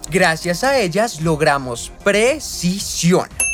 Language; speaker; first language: Spanish; native; Spanish